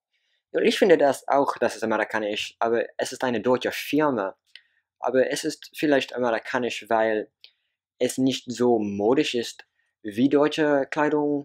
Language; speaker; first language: German; non-native, learner; English